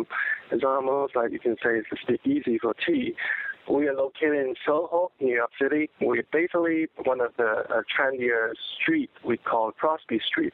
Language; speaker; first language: English; non-native, local second language; Cantonese